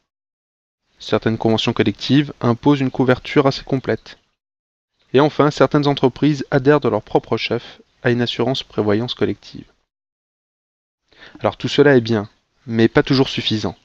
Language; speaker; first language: French; native; French